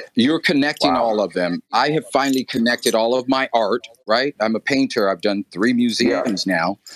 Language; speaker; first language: English; native; English